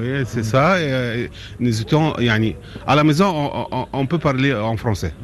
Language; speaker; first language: French; non-native, learner; Arabic